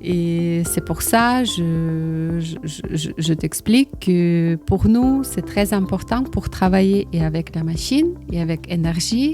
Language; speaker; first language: French; non-native, learner; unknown